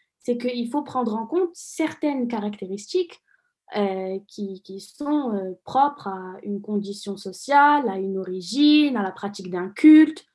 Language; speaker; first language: French; non-native, local second language; Arabic